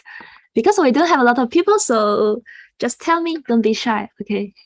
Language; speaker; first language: English; non-native, fluent; Chinese